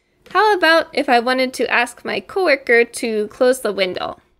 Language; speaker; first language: English; native; English